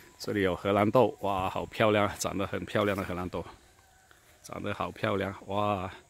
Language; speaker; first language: Chinese; non-native, local second language; Cantonese